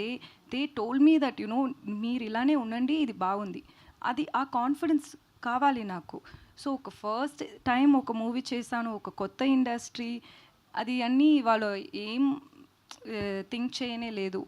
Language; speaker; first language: Telugu; non-native, learner; Tamil